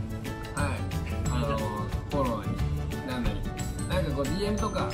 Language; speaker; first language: Japanese; native; Japanese